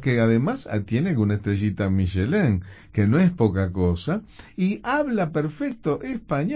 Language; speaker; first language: Spanish; native; Spanish